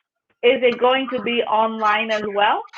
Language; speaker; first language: English; non-native, fluent; Spanish